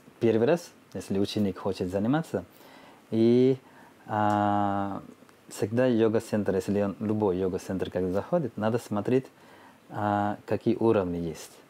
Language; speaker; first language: Russian; non-native, fluent; Telugu